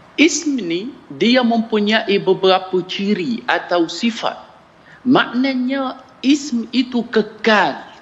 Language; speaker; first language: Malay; non-native, fluent; Arabic